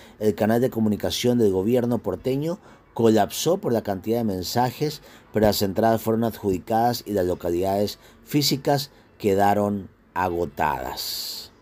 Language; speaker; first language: Spanish; native; Spanish